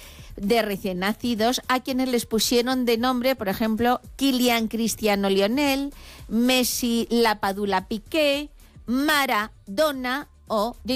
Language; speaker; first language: Spanish; native; Spanish